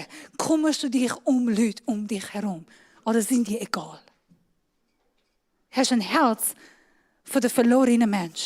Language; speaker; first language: German; non-native, fluent; Persian